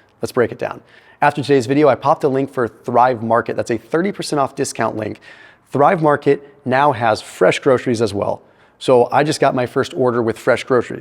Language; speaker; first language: English; native; English